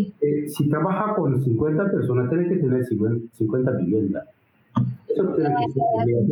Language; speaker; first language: Spanish; non-native, learner; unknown